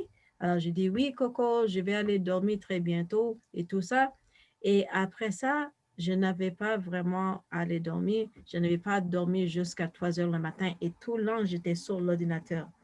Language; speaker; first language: French; non-native, fluent; English